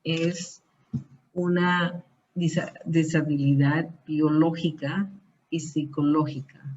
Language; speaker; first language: Spanish; early bilingual, heritage; Spanish